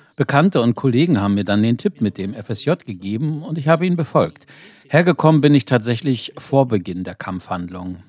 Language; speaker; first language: German; non-native, fluent; Ukrainian